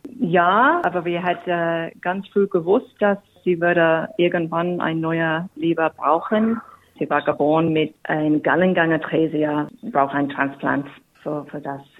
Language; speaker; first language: German; non-native, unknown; English